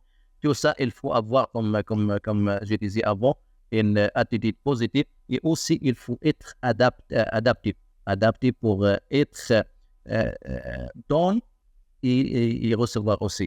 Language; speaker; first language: French; non-native, learner; Arabic